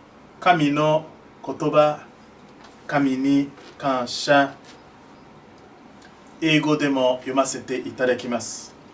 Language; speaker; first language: Japanese; non-native, fluent; French